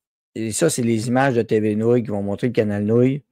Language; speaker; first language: French; native; French